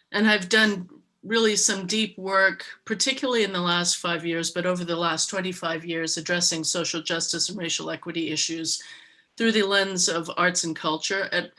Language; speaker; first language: English; native; English